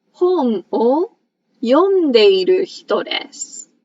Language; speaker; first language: Japanese; non-native, fluent; English